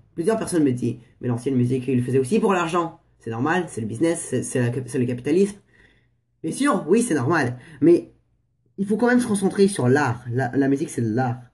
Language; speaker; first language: French; non-native, fluent; Russian